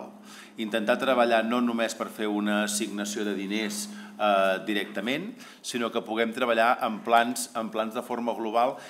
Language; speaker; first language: Catalan; native; Catalan